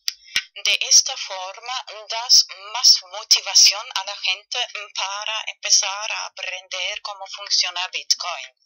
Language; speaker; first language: Spanish; non-native, fluent; German